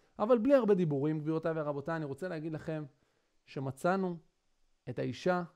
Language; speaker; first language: Hebrew; native; Hebrew